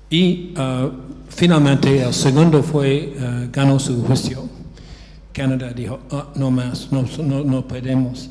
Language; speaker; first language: Spanish; non-native, fluent; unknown